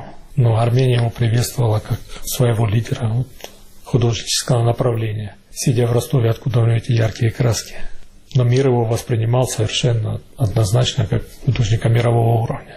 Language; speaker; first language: Russian; native; Russian